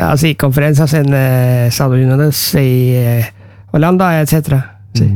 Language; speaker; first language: Spanish; non-native, learner; Norwegian